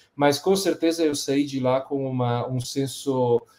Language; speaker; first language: Portuguese; non-native, fluent; Italian